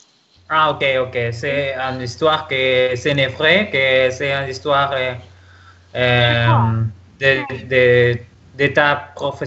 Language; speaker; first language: French; non-native, learner; Spanish